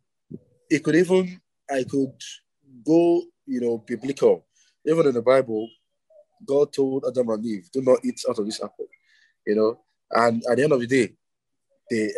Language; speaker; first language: English; non-native, local second language; Igbo